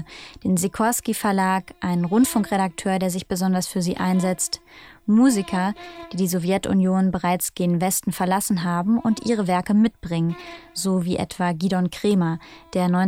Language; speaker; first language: German; native; German